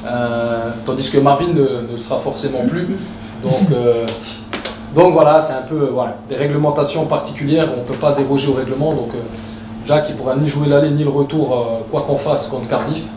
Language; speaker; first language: French; native; French